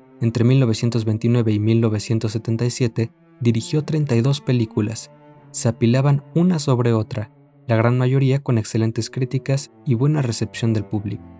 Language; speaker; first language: Spanish; native; Spanish